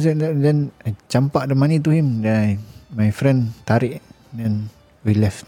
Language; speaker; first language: English; non-native, local second language; Malay